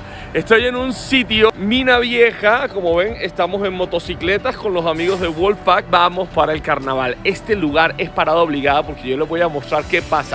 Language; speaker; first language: Spanish; native; Spanish